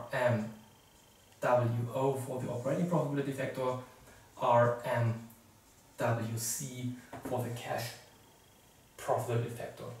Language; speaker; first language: English; non-native, fluent; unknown